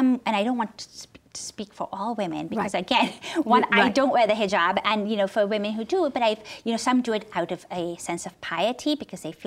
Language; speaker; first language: English; non-native, local second language; Urdu